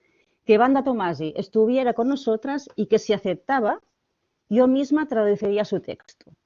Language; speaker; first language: Spanish; native; Spanish